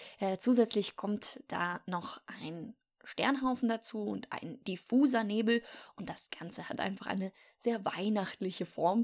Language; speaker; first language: German; native; German